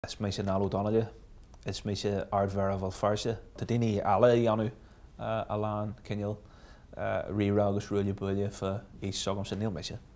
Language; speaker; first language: Irish; non-native, local second language; English